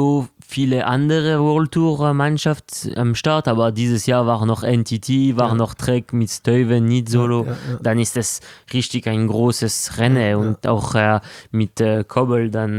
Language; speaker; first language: German; non-native, local second language; French